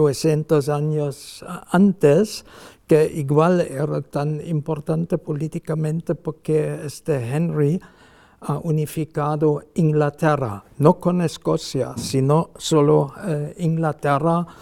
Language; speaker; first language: Spanish; non-native, fluent; German